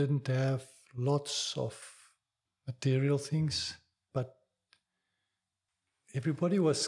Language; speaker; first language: English; non-native, local second language; Afrikaans